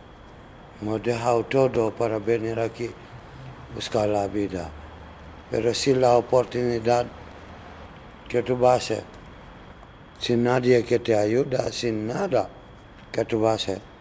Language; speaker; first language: Spanish; non-native, learner; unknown